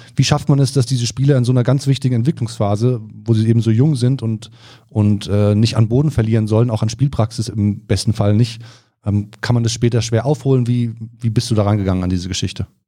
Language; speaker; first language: German; native; German